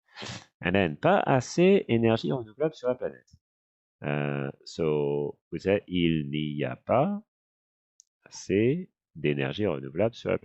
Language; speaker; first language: French; non-native, fluent; English